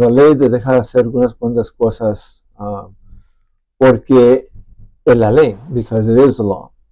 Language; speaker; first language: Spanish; early bilingual, other home language; English